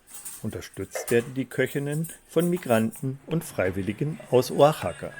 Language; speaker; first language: German; native; German